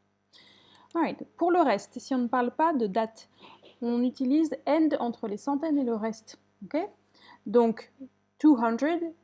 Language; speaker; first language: French; native; French